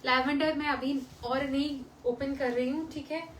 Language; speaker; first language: Hindi; non-native, local second language; Bangla